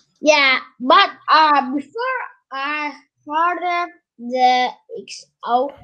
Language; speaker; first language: English; non-native, learner; Turkish